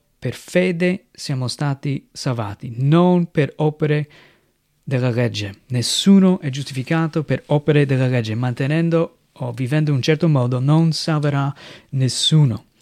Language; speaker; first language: Italian; non-native, fluent; English